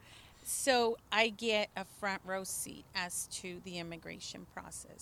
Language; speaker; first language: English; early bilingual, other home language; Spanish